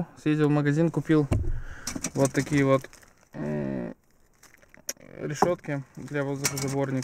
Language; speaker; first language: Russian; native; Russian